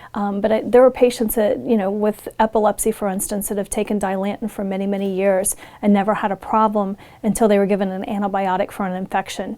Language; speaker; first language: English; native; English